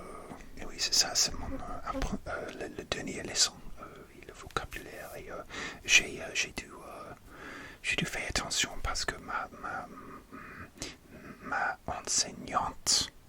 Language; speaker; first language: French; non-native, learner; English